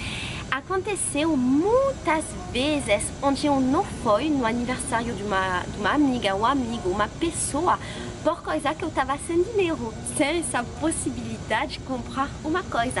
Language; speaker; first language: Portuguese; non-native, fluent; French